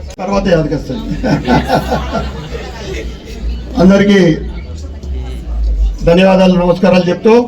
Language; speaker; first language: Telugu; native; Telugu